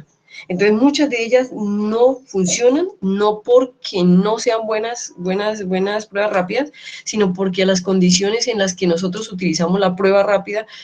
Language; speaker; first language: Spanish; native; Spanish